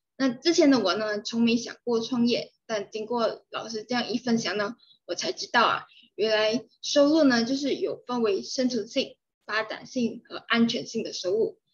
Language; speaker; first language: Chinese; native; Chinese